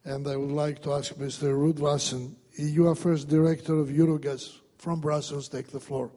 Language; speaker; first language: English; non-native, fluent; Greek